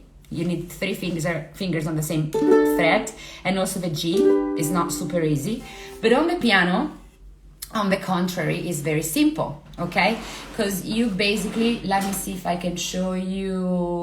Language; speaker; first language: English; non-native, fluent; Italian